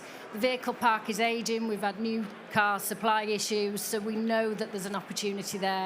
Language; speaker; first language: English; native; English